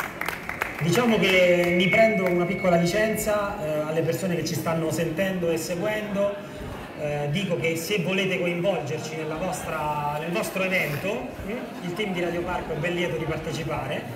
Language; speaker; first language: Italian; native; Italian